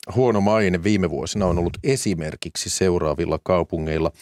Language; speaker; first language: Finnish; native; Finnish